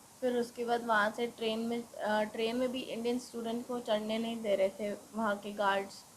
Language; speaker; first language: Hindi; native; Hindi